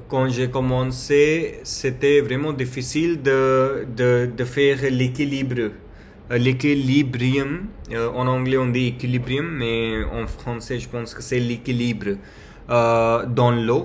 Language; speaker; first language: French; non-native, learner; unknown